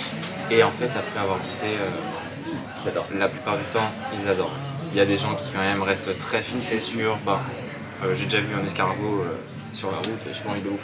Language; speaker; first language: French; native; French